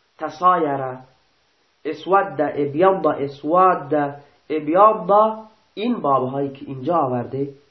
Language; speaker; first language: Persian; non-native, local second language; Baluchi